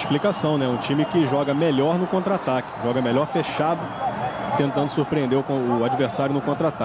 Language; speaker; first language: Portuguese; native; Portuguese